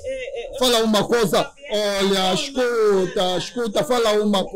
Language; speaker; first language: Portuguese; non-native, learner; Lingala